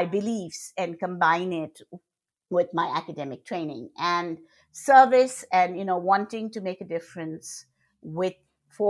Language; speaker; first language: English; non-native, local second language; Bangla